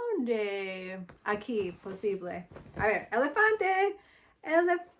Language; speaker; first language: Spanish; non-native, fluent; English